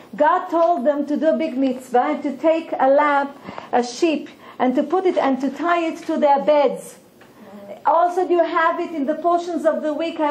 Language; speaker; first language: English; non-native, fluent; Hebrew